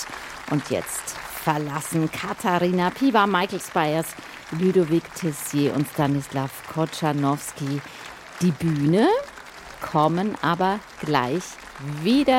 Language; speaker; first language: German; native; German